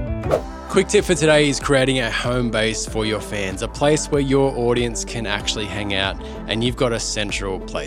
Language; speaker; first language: English; native; English